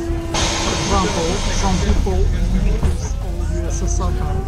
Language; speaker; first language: English; non-native, learner; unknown